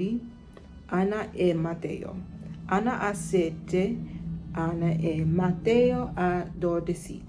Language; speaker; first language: Italian; non-native, learner; English